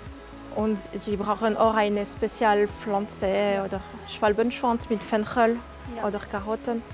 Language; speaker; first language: German; non-native, local second language; French